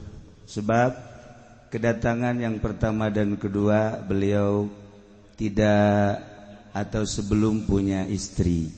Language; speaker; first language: Indonesian; non-native, local second language; Sundanese